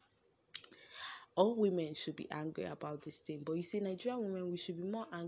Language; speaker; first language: English; non-native, local second language; Yoruba